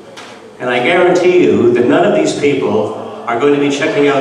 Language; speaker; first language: English; native; English